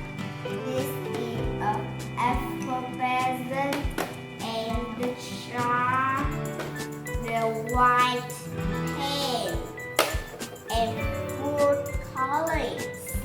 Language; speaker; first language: English; non-native, learner; Vietnamese